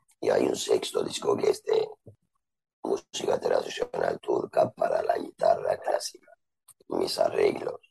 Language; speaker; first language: Spanish; non-native, fluent; Turkish